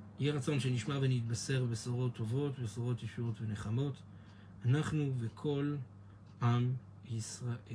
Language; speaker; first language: Hebrew; native; Hebrew